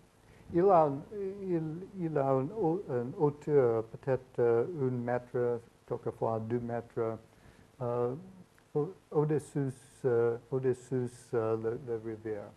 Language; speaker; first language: French; non-native, learner; English